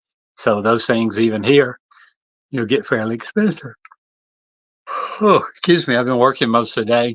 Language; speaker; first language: English; native; English